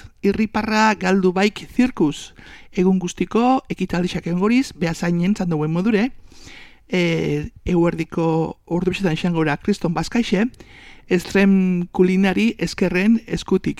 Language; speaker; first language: Basque; native; Basque